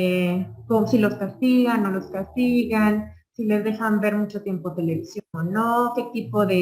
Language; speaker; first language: Spanish; native; Spanish